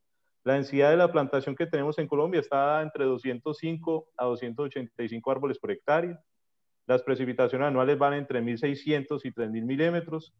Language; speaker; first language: Spanish; native; Spanish